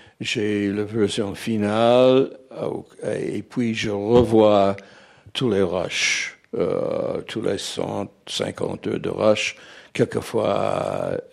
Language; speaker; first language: French; non-native, fluent; English